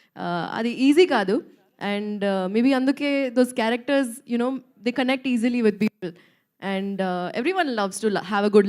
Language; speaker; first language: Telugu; non-native, local second language; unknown